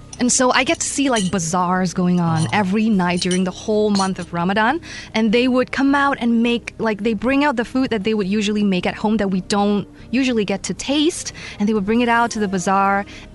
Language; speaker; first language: English; non-native, local second language; Chinese